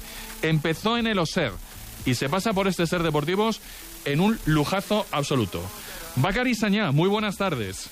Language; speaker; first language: Spanish; native; Spanish